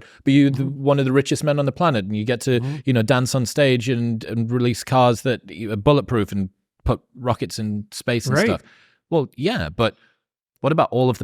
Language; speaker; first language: English; native; English